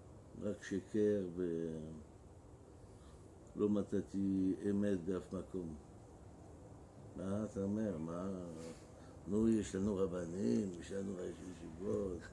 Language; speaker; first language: Hebrew; non-native, fluent; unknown